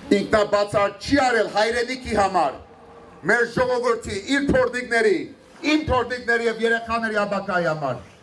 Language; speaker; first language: Armenian; early bilingual, heritage; Armenian